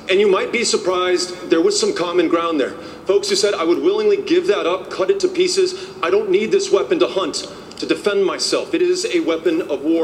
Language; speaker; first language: English; native; English